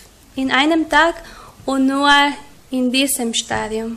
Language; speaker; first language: German; non-native, learner; Spanish